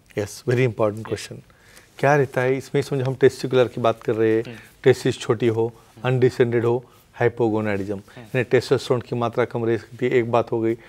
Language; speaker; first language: Hindi; non-native, local second language; Marathi